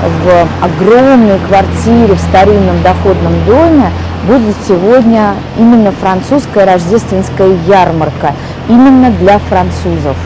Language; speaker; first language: Russian; native; Russian